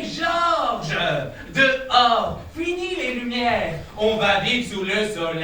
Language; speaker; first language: French; native; French